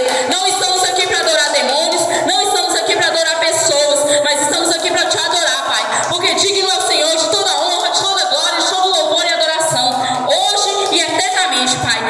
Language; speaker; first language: Portuguese; native; Portuguese